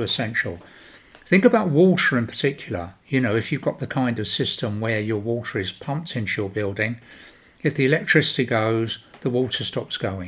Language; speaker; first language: English; native; English